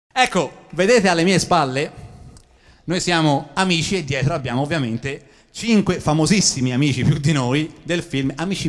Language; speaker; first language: Italian; native; Italian